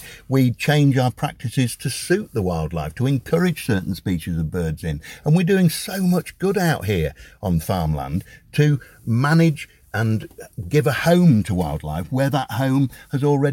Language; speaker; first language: English; native; English